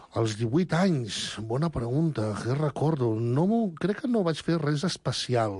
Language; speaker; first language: Catalan; early bilingual, other home language; Spanish